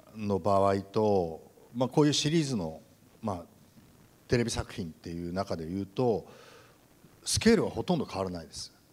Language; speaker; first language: Japanese; native; Japanese